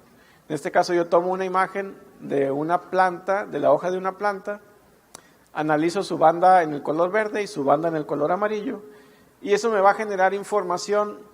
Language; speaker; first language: Spanish; native; Spanish